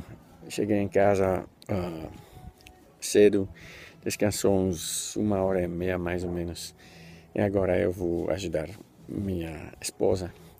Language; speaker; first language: Portuguese; non-native, fluent; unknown